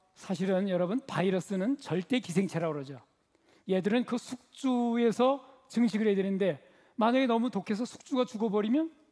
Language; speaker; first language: Korean; native; Korean